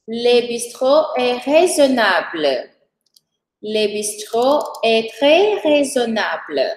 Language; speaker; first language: French; non-native, fluent; Portuguese